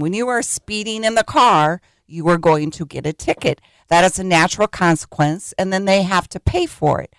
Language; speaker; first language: English; native; English